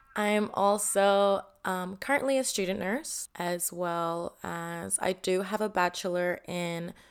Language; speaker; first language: English; non-native, fluent; Indonesian